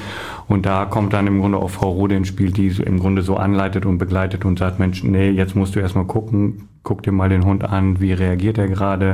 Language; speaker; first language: German; native; German